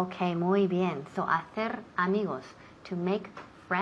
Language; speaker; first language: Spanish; non-native, fluent; English